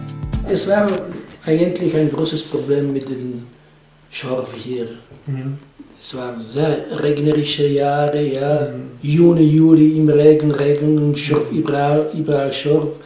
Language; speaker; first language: German; non-native, fluent; Czech